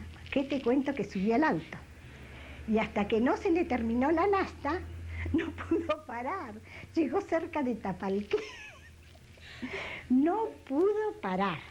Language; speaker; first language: Spanish; native; Spanish